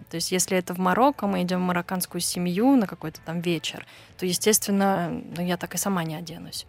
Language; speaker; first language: Russian; native; Russian